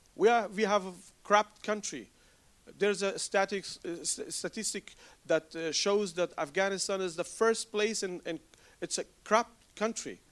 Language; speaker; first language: English; non-native, fluent; Persian